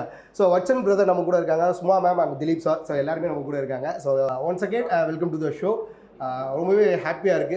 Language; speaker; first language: Tamil; native; Tamil